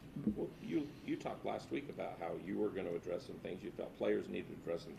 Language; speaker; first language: English; native; English